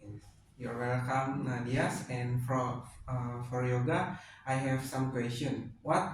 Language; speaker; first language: English; non-native, learner; Indonesian